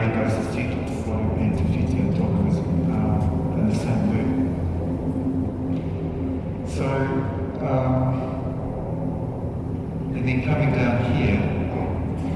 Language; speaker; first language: English; native; English